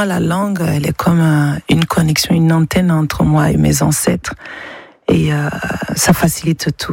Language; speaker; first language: French; non-native, local second language; Bambara